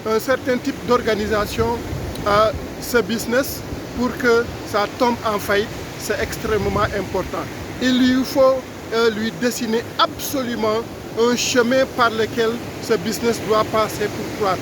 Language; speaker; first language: French; non-native, local second language; Wolof